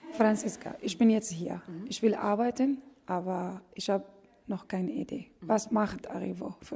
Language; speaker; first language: German; non-native, fluent; Pashto